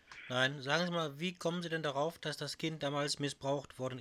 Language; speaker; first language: German; native; German